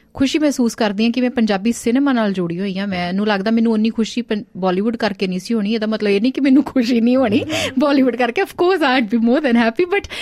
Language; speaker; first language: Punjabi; early bilingual, heritage; Punjabi